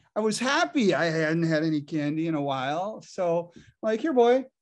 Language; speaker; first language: English; native; English